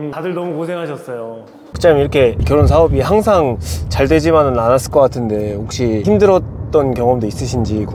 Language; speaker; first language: Korean; native; Korean